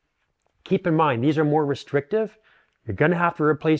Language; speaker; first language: English; native; English